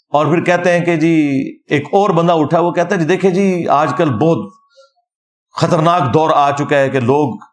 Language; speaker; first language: Urdu; non-native, local second language; Punjabi